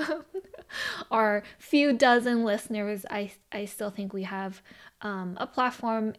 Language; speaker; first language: English; early bilingual, other home language; Chinese